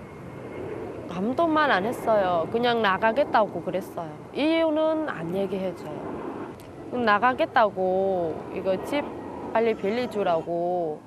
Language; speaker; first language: Korean; non-native, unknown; Vietnamese